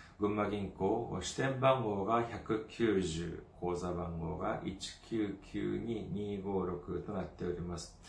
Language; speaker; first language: Japanese; non-native, fluent; Korean